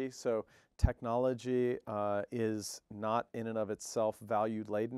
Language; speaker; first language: English; native; English